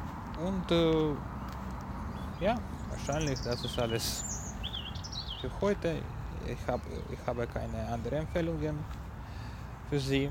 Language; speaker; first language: German; non-native, learner; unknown